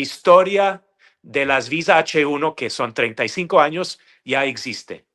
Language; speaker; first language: Spanish; non-native, fluent; English